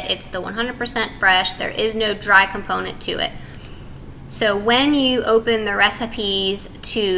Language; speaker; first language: English; native; English